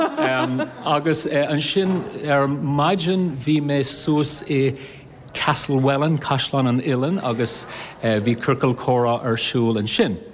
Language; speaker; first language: Irish; non-native, learner; English